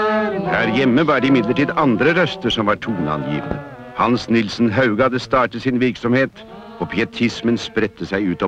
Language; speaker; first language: Norwegian; native; Norwegian